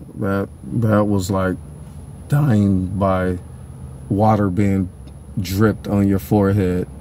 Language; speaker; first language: English; native; English